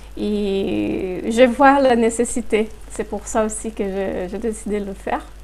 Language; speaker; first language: French; non-native, fluent; Portuguese